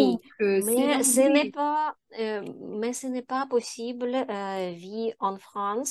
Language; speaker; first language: French; non-native, learner; Ukrainian